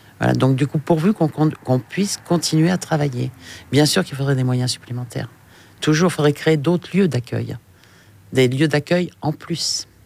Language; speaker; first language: French; native; French